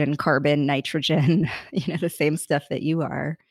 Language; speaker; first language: English; early bilingual, other home language; Hindi